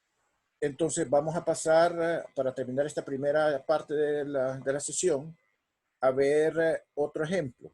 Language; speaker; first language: Spanish; native; Spanish